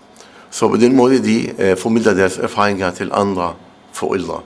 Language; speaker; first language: Danish; non-native, fluent; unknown